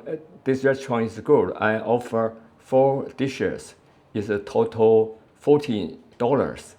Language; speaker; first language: English; non-native, learner; Chinese